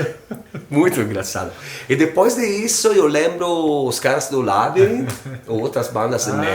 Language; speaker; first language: Portuguese; non-native, fluent; Italian